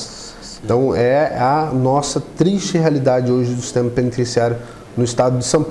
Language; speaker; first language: Portuguese; native; Portuguese